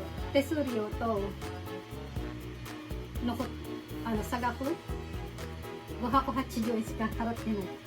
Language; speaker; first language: Japanese; non-native, fluent; Filipino